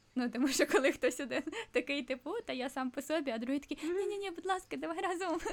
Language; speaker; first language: Ukrainian; non-native, local second language; Russian